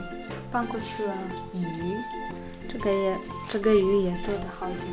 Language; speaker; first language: Chinese; non-native, fluent; Russian